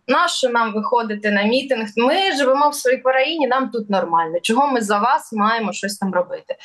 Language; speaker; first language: Ukrainian; early bilingual, other home language; Russian